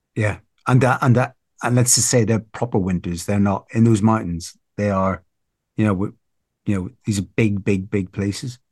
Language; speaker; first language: English; native; English